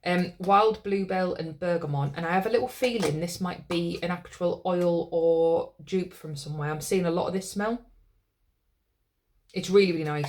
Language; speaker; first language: English; native; English